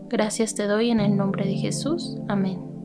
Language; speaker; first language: Spanish; native; Spanish